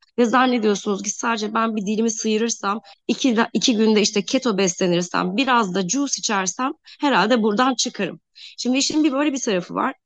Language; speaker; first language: Turkish; native; Turkish